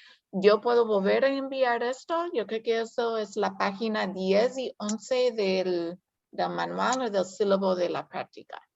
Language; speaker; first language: Spanish; non-native, fluent; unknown